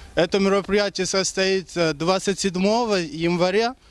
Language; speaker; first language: Russian; non-native, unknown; Lingala